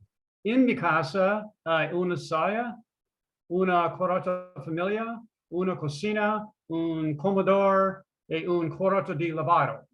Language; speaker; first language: Spanish; non-native, learner; English